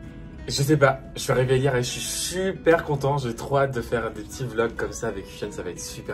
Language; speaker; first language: French; native; French